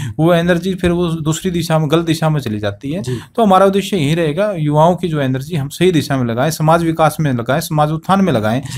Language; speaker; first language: Hindi; native; Hindi